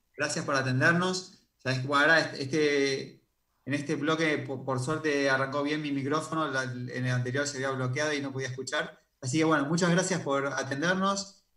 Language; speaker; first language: Spanish; native; Spanish